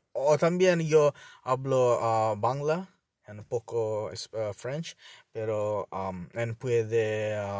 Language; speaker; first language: Spanish; non-native, learner; Bangla